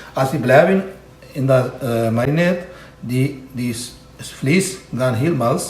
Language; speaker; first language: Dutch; non-native, learner; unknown